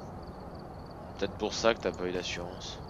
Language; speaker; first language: French; native; French